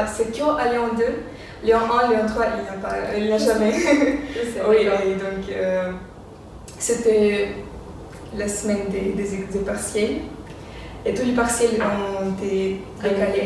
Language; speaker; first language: French; non-native, fluent; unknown